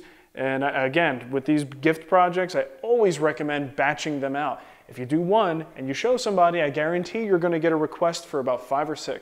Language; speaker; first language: English; native; English